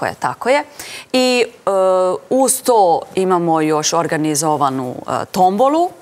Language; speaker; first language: Serbian; non-native, fluent; German